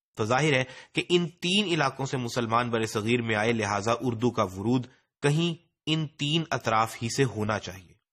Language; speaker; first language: Urdu; native; Urdu